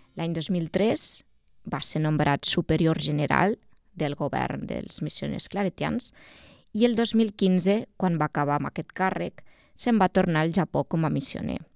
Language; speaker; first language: Catalan; native; Catalan